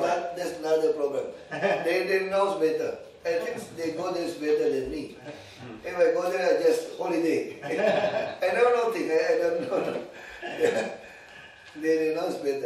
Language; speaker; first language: English; non-native, learner; Indonesian